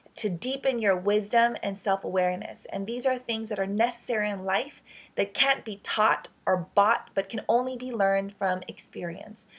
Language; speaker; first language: English; early bilingual, other home language; Filipino